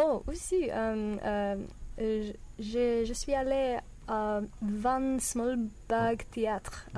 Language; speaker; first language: French; non-native, learner; English